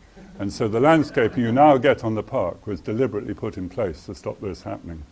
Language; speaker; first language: English; native; English